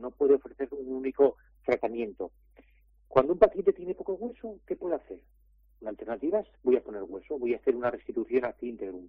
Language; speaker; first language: Spanish; native; Spanish